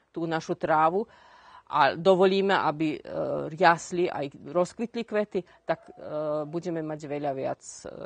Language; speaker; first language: Slovak; native; Slovak